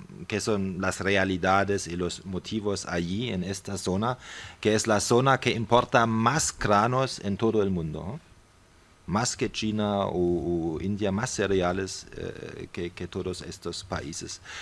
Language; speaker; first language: Spanish; non-native, fluent; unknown